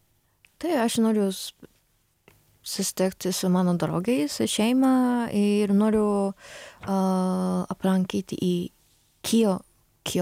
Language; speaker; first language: Lithuanian; non-native, learner; Japanese